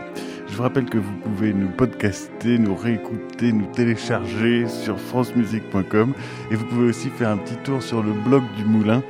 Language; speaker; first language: French; native; French